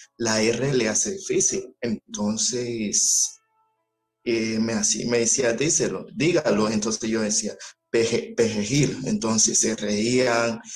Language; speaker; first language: Spanish; early bilingual, other home language; Haitian Creole